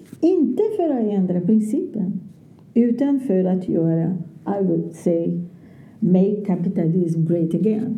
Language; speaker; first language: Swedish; non-native, fluent; Portuguese